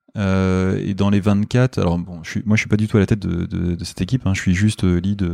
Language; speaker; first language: French; native; French